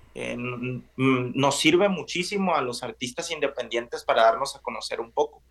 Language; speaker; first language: Spanish; native; Spanish